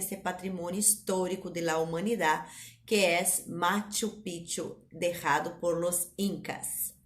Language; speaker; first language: Spanish; non-native, fluent; Portuguese